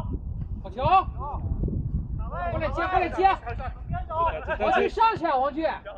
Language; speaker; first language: Chinese; native; Chinese